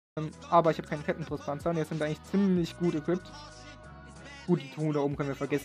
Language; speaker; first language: German; native; German